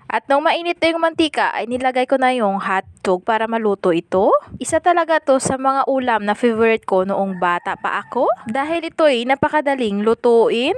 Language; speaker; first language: Filipino; native; Filipino